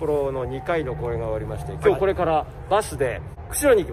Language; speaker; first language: Japanese; native; Japanese